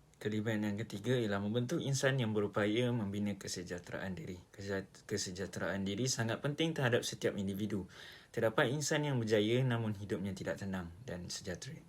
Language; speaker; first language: Malay; native; Malay